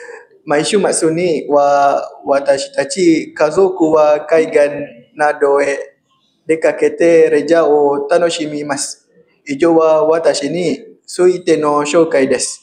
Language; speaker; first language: Japanese; non-native, learner; Malay